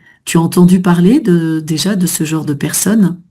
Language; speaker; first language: French; native; French